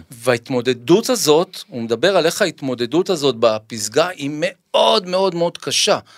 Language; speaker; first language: Hebrew; native; Hebrew